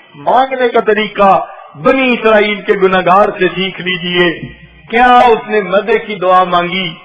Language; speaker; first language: Urdu; non-native, local second language; Punjabi